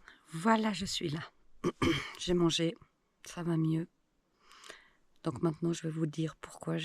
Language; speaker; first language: French; native; French